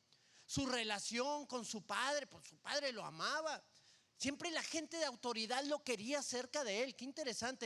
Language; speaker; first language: Spanish; native; Spanish